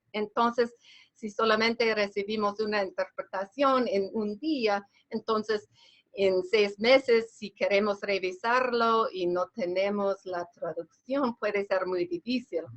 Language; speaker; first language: Spanish; non-native, fluent; English